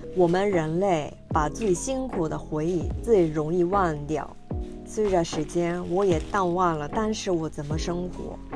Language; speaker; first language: Chinese; non-native, fluent; Japanese